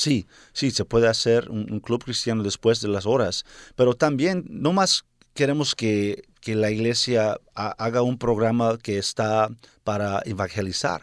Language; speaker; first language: Spanish; early bilingual, heritage; Spanish